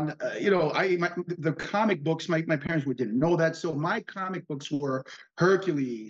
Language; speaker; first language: English; native; English